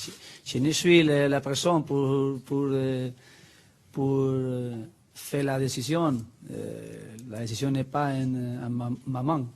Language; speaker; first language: French; non-native, learner; Spanish